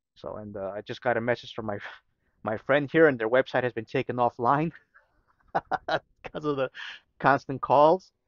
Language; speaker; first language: English; native; English